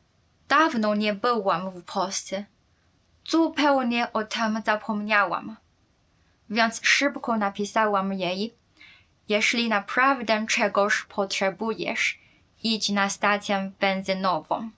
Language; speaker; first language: Polish; non-native, fluent; Chinese